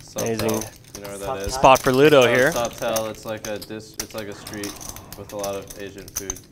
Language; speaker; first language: English; native; English